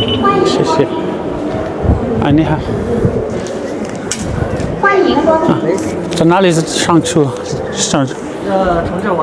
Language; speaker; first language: Chinese; non-native, fluent; English